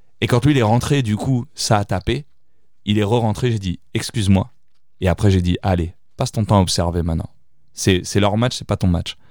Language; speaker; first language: French; early bilingual, other home language; Italian